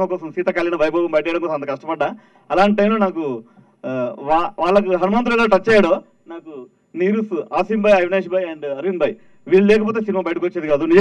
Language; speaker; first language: Telugu; native; Telugu